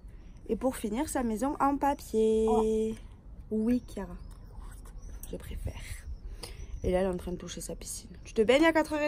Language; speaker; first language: French; native; French